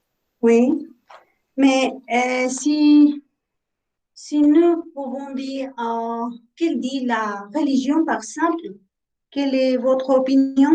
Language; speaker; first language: French; non-native, learner; Spanish